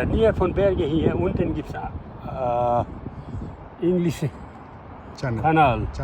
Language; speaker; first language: German; non-native, learner; Nepali